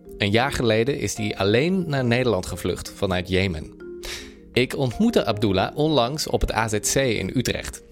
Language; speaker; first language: Dutch; native; Dutch